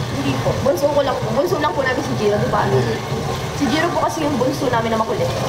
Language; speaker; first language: Filipino; native; Filipino